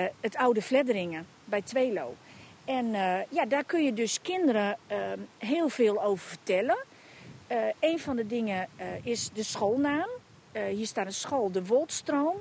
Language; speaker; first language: Dutch; native; Dutch